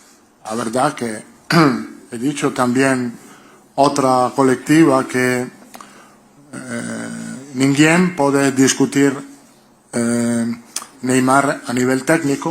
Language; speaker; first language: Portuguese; non-native, learner; Italian